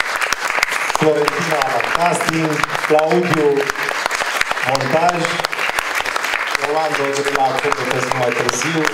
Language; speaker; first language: Romanian; native; Romanian